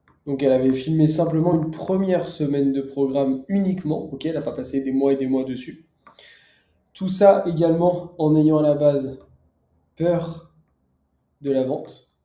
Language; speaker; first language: French; native; French